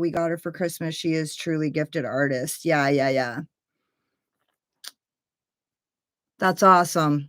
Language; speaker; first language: English; native; English